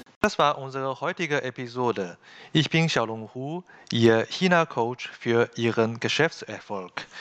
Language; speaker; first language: German; non-native, fluent; Chinese